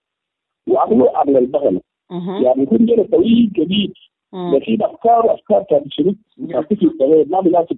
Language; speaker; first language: Arabic; native; Arabic